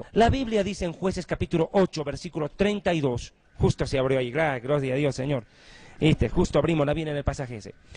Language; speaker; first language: Spanish; native; Spanish